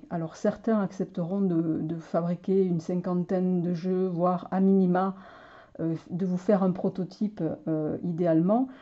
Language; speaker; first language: French; native; French